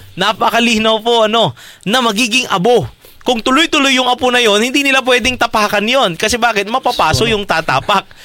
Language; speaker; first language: Filipino; native; Filipino